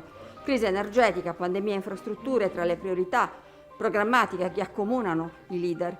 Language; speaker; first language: Italian; native; Italian